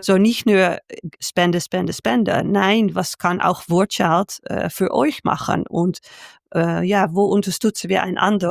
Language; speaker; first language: German; non-native, fluent; Dutch